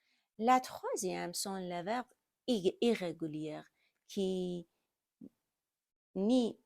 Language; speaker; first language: French; non-native, learner; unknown